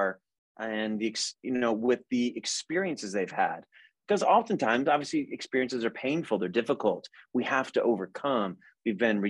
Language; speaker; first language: English; native; English